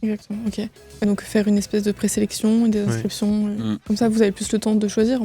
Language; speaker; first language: French; native; French